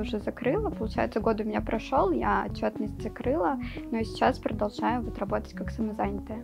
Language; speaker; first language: Russian; native; Russian